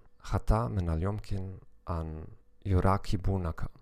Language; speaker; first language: Arabic; non-native, learner; German